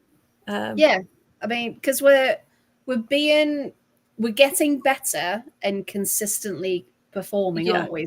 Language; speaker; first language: English; native; English